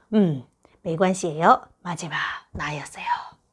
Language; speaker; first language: Korean; non-native, fluent; Chinese